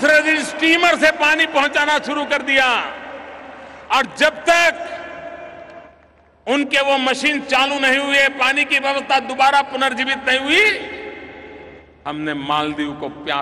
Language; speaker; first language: Hindi; non-native, local second language; Gujarati